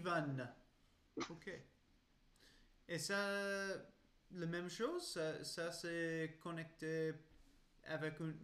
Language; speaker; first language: French; non-native, learner; English